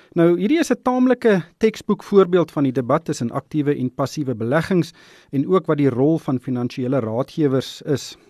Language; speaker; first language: Afrikaans; native; Afrikaans